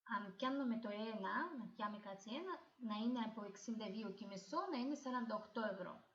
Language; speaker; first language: Greek; non-native, learner; Russian